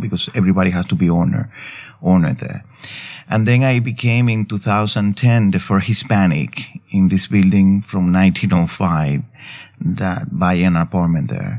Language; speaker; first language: English; non-native, fluent; Spanish